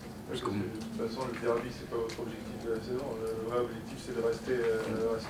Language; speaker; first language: French; native; French